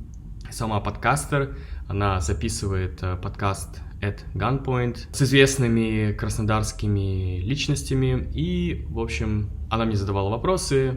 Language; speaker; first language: Russian; native; Russian